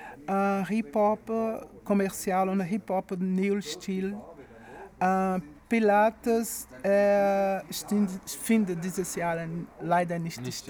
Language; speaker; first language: German; non-native, learner; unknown